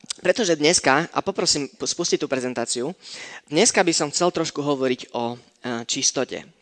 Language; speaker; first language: Slovak; non-native, fluent; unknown